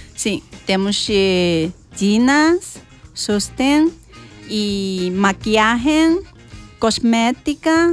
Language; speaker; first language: Spanish; non-native, learner; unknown